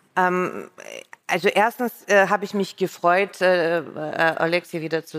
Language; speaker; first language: German; non-native, fluent; Russian